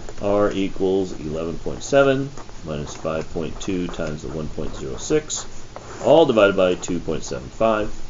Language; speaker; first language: English; native; English